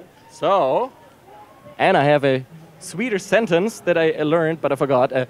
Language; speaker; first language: English; non-native, fluent; German